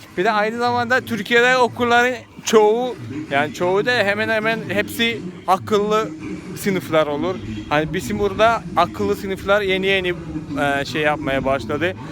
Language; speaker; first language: Turkish; non-native, fluent; Malayalam